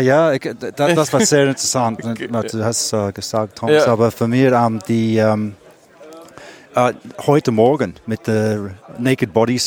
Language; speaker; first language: German; non-native, learner; English